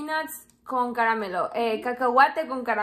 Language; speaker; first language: Spanish; native; Spanish